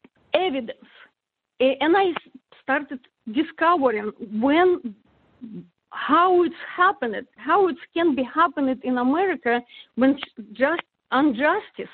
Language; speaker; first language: English; non-native, fluent; Russian